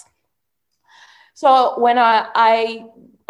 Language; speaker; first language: English; non-native, local second language; Xhosa